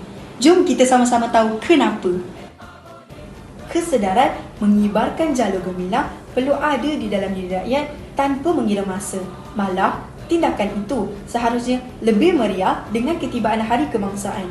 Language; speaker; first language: Malay; native; Malay